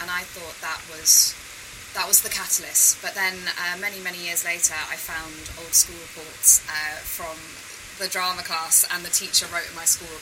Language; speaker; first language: English; native; English